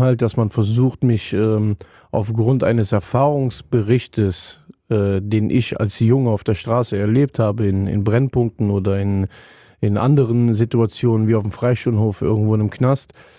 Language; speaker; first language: German; native; German